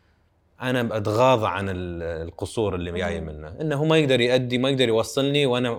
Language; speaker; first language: Arabic; native; Arabic